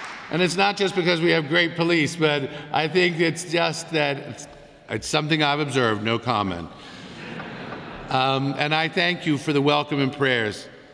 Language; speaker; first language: English; native; English